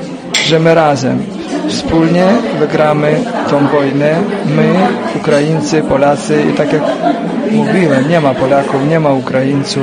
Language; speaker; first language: Polish; non-native, fluent; Ukrainian